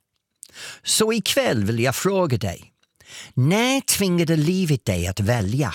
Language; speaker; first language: Swedish; non-native, fluent; English